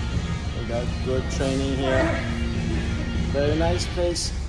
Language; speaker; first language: English; non-native, learner; French